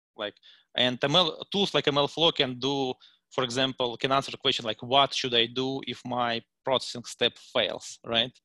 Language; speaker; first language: English; non-native, fluent; Russian